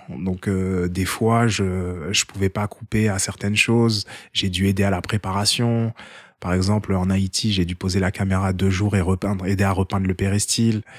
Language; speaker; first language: French; early bilingual, other home language; Haitian Creole